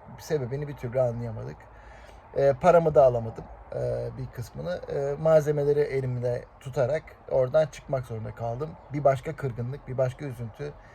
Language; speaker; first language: Turkish; native; Turkish